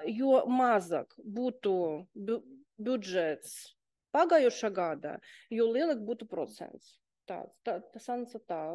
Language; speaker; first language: Latvian; non-native, local second language; Russian